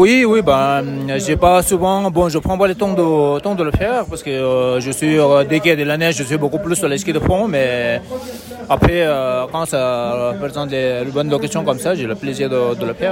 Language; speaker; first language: French; non-native, fluent; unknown